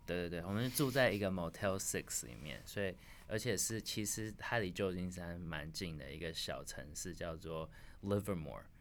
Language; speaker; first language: Chinese; native; Chinese